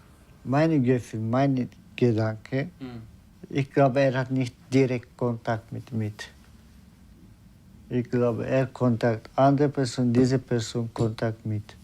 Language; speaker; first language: German; non-native, learner; Turkish